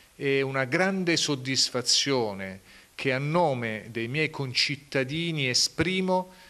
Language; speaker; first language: Italian; native; Italian